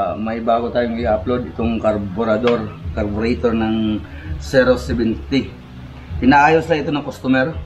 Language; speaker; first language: Filipino; non-native, local second language; Cebuano